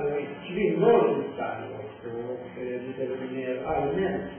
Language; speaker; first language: Swedish; non-native, fluent; Persian